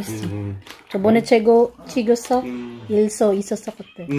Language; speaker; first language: Korean; non-native, fluent; Filipino